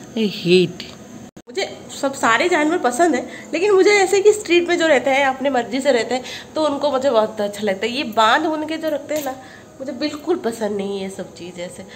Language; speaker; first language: Hindi; non-native, local second language; Odia